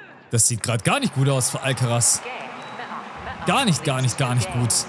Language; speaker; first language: German; native; German